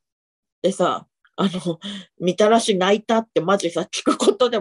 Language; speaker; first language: Japanese; native; Japanese